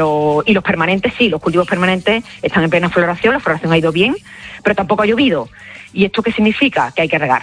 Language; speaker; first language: Spanish; native; Spanish